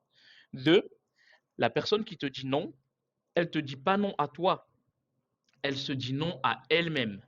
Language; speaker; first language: French; native; French